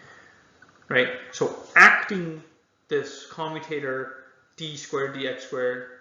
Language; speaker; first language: English; native; English